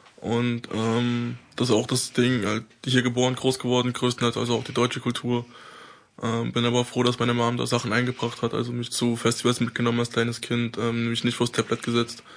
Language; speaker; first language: German; native; German